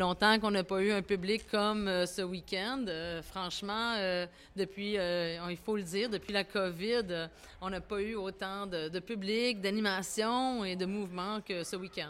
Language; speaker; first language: French; native; French